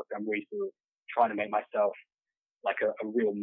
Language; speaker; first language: English; native; English